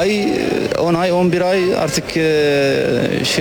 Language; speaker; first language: Turkish; non-native, learner; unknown